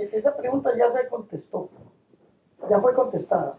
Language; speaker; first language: Spanish; native; Spanish